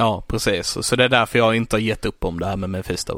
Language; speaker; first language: Swedish; native; Swedish